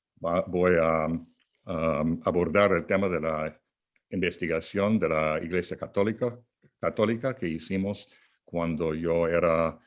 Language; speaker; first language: Spanish; non-native, fluent; English